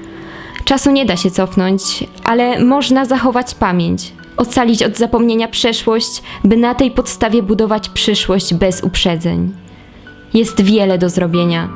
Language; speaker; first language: Polish; native; Polish